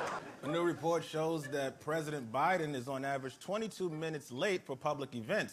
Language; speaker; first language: English; native; English